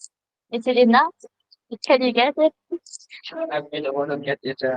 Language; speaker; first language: English; non-native, learner; Khmer